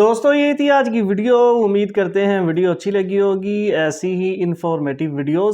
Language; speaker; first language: Hindi; native; Hindi